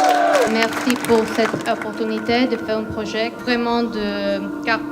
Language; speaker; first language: French; non-native, learner; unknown